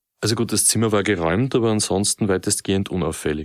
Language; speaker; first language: German; native; German